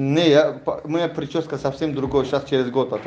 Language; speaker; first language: Russian; non-native, learner; Tajik